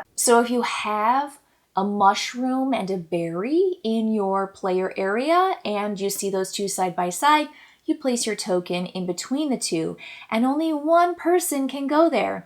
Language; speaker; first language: English; native; English